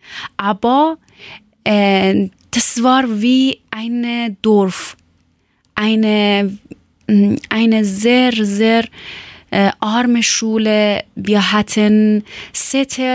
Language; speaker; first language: German; non-native, learner; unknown